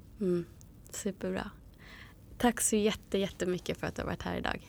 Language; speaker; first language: Swedish; native; Swedish